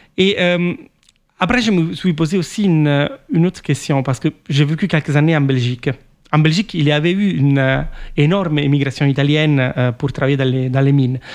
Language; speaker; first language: French; non-native, fluent; Italian